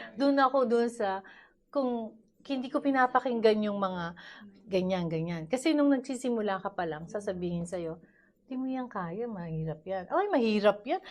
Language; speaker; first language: Filipino; native; Filipino